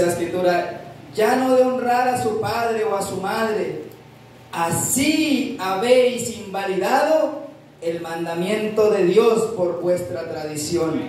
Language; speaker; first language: Spanish; native; Spanish